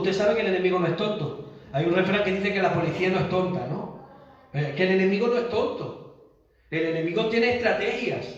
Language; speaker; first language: Spanish; native; Spanish